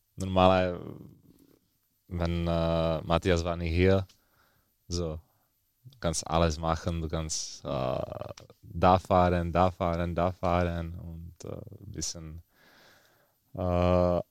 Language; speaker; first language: German; non-native, fluent; Czech